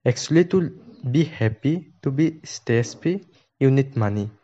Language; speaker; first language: English; non-native, local second language; Assamese